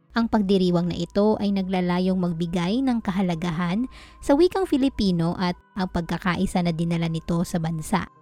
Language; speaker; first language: Filipino; non-native, local second language; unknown